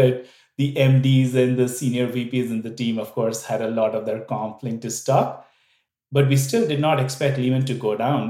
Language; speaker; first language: English; non-native, local second language; Hindi